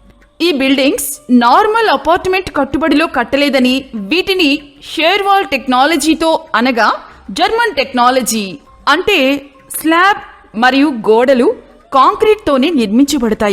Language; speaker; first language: Telugu; native; Telugu